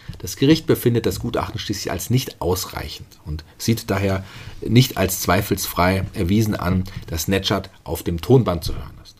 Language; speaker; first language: German; native; German